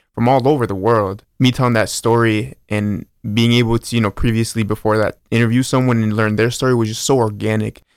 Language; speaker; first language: English; early bilingual, other home language; Spanish